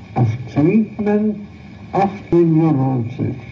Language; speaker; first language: English; non-native, fluent; German